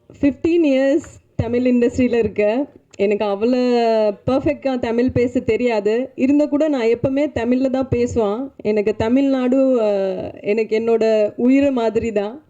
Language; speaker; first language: Tamil; non-native, learner; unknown